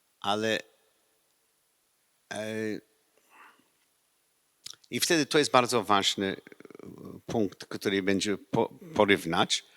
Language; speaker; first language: Polish; non-native, learner; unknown